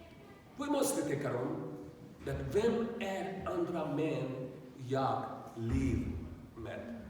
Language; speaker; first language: Swedish; non-native, learner; Urdu